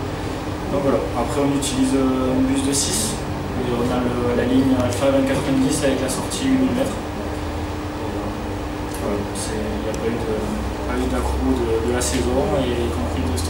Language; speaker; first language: French; native; French